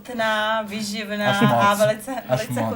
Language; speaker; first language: Czech; native; Czech